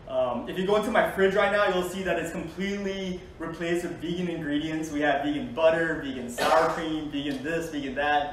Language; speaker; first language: English; native; English